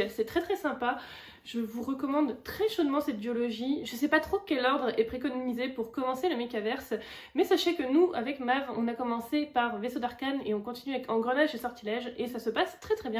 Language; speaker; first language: French; native; French